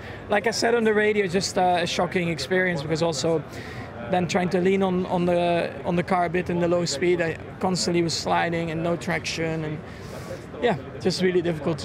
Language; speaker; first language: English; non-native, fluent; Dutch